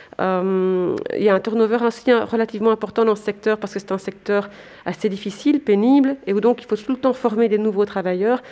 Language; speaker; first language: French; native; French